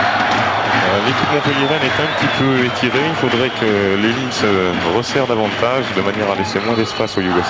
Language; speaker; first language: French; native; French